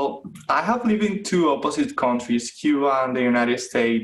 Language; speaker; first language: English; non-native, fluent; Spanish